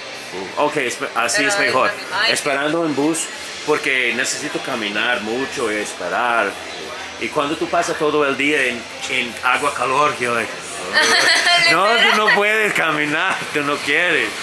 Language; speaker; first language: Spanish; non-native, learner; English